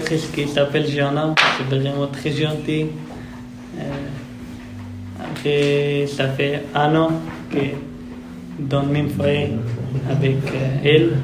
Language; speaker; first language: French; non-native, learner; Persian